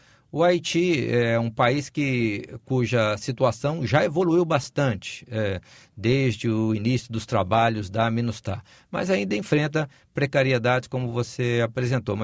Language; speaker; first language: Portuguese; native; Portuguese